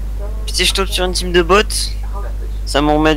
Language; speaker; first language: French; native; French